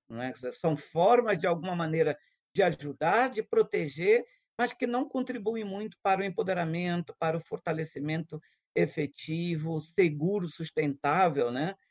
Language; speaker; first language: Portuguese; non-native, local second language; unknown